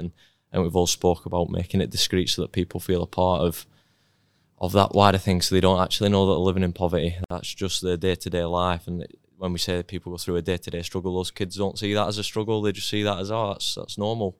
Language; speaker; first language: English; native; English